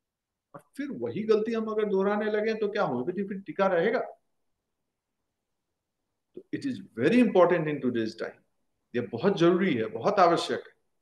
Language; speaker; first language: Hindi; native; Hindi